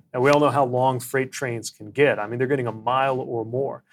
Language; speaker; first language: English; native; English